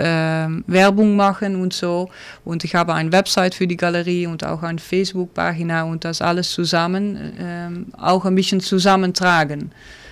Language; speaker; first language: German; non-native, learner; Dutch